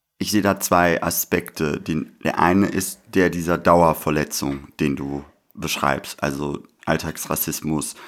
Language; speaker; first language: German; native; German